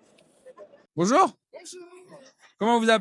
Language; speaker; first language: French; native; French